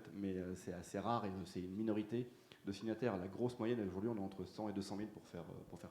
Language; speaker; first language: French; native; French